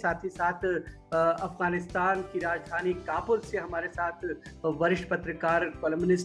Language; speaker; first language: Hindi; native; Hindi